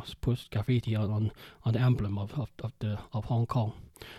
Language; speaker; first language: English; non-native, local second language; Cantonese